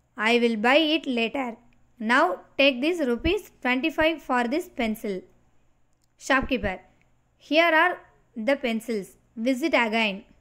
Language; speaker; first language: English; non-native, local second language; Tamil